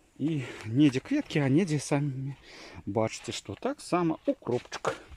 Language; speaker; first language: Belarusian; native; Belarusian